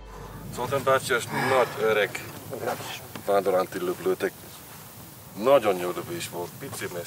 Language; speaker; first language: Hungarian; non-native, learner; Afrikaans